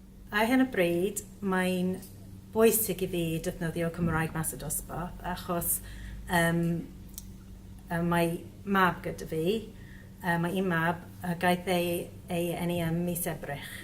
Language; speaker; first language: Welsh; non-native, learner; English